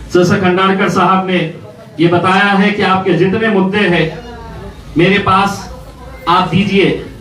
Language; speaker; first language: Hindi; non-native, local second language; Marathi